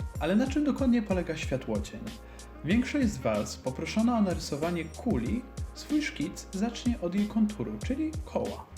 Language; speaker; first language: Polish; native; Polish